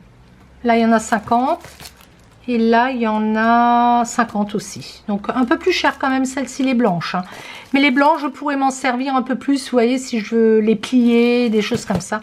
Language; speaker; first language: French; native; French